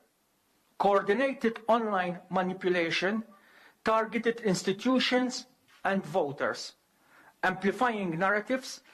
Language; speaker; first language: English; non-native, local second language; Maltese